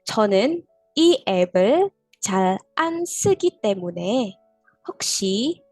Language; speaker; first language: Korean; non-native, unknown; Indonesian